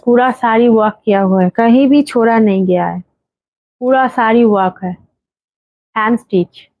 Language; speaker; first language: Hindi; non-native, local second language; Bangla